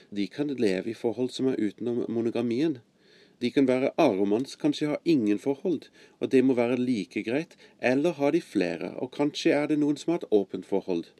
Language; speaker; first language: Norwegian; non-native, fluent; English